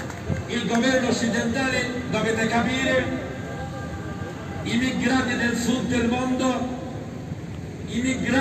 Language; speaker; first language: Italian; non-native, fluent; Bangla